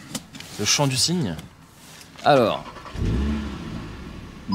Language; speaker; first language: French; native; French